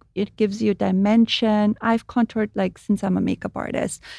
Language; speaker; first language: English; non-native, fluent; German